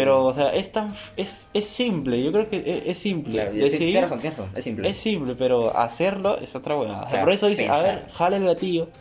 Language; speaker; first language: Spanish; native; Spanish